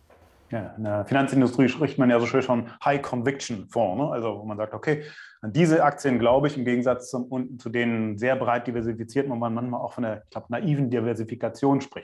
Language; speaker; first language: German; native; German